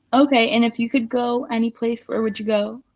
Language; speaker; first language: English; non-native, fluent; Spanish